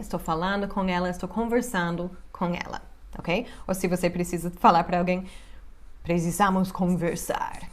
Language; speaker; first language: Portuguese; non-native, fluent; English